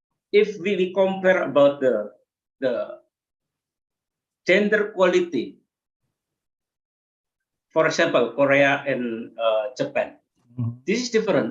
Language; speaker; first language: English; non-native, learner; Indonesian